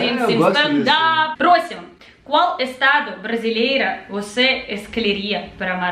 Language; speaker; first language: Portuguese; non-native, learner; Russian